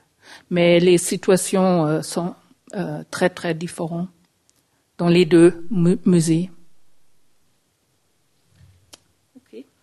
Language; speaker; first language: French; non-native, fluent; German